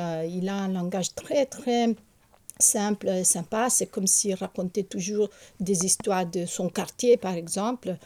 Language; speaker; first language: French; non-native, fluent; Italian